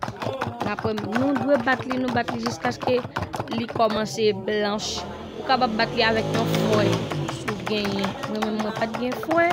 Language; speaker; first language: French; non-native, learner; Haitian Creole